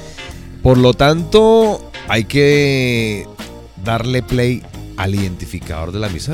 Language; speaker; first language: Spanish; native; Spanish